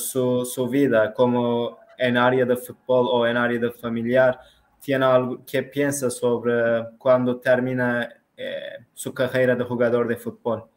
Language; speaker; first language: Spanish; non-native, learner; Turkish